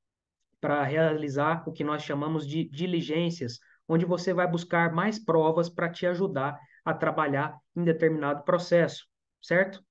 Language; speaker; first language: Portuguese; native; Portuguese